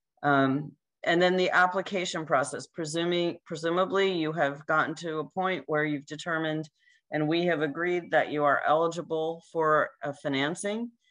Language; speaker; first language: English; native; English